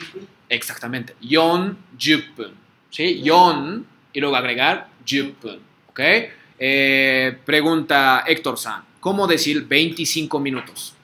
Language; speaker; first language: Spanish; non-native, fluent; Japanese